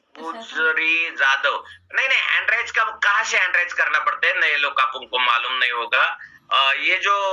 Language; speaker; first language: Hindi; non-native, local second language; Marathi